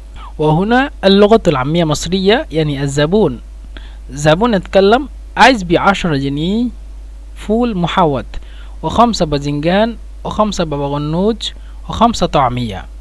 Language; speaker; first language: Arabic; non-native, fluent; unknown